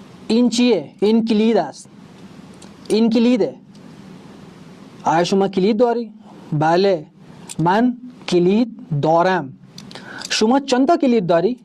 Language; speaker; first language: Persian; non-native, fluent; Urdu